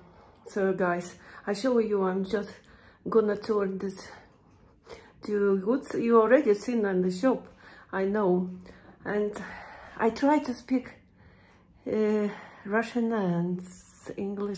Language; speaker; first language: English; non-native, learner; Russian